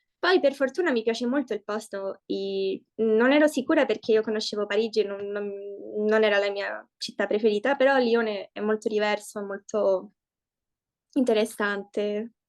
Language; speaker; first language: Italian; early bilingual, heritage; Italian